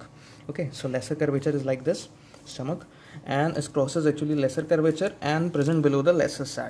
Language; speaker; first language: English; non-native, local second language; Hindi